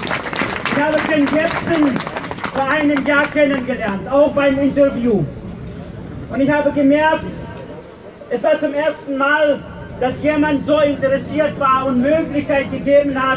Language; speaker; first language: German; non-native, fluent; Russian